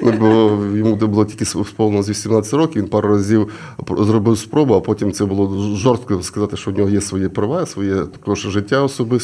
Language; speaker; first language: Ukrainian; native; Ukrainian